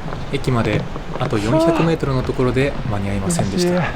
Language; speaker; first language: Japanese; native; Japanese